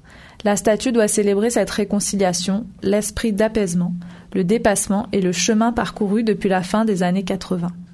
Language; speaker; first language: French; native; French